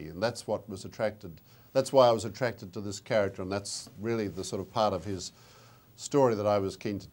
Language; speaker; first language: English; native; English